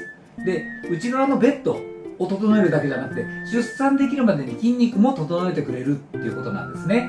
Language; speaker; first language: Japanese; native; Japanese